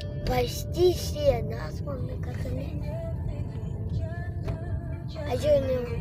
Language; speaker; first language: Russian; non-native, local second language; Kyrgyz